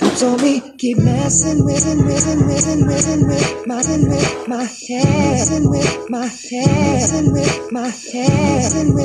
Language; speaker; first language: English; native; English